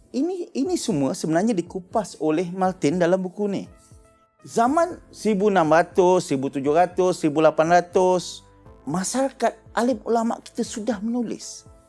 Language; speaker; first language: Malay; native; Malay